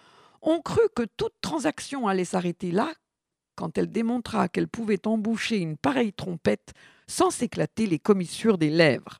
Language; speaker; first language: French; native; French